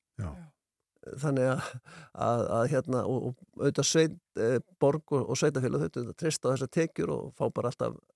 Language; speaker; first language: Icelandic; native; Icelandic